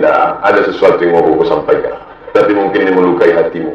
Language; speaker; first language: Indonesian; non-native, local second language; Malay